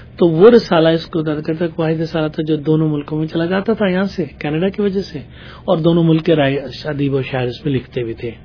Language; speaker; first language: Urdu; native; Urdu